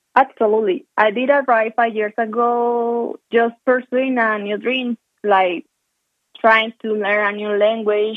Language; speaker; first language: English; non-native, fluent; Spanish